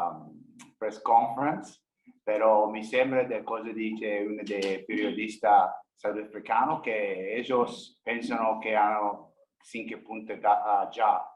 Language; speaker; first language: Spanish; non-native, learner; English